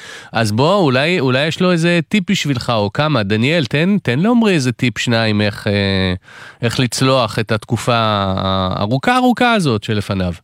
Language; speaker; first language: Hebrew; native; Hebrew